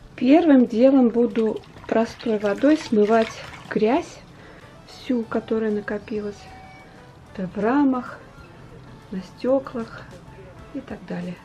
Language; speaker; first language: Russian; native; Russian